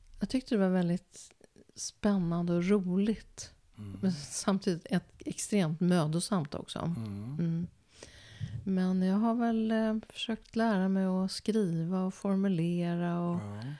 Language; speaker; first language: Swedish; early bilingual, other home language; Polish